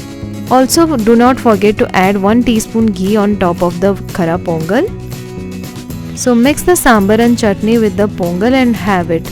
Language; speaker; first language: English; non-native, local second language; Odia